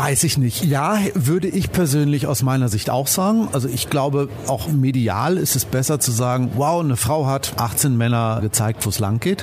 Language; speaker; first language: German; native; German